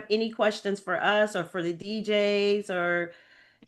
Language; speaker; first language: English; native; English